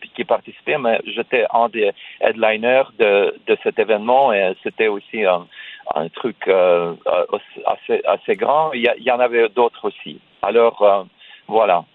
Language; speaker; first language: French; non-native, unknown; Russian